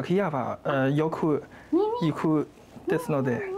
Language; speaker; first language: Japanese; non-native, learner; Chinese